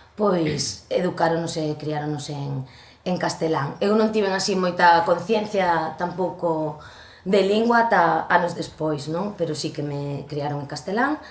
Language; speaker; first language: Galician; non-native, local second language; Spanish